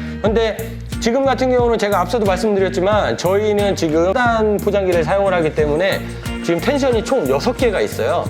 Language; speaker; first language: Korean; native; Korean